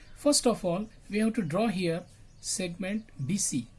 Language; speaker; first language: English; non-native, local second language; Marathi